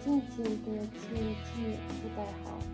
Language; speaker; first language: Chinese; non-native, learner; Russian